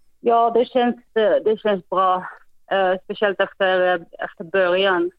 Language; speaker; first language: Swedish; non-native, fluent; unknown